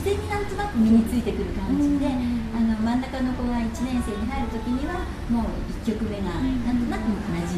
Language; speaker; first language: Japanese; native; Japanese